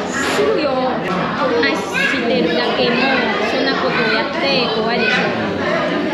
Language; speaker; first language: Japanese; non-native, learner; Vietnamese